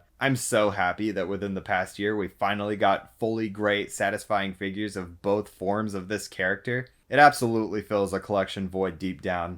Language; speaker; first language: English; native; English